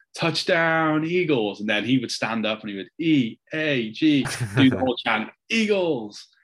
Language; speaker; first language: English; native; English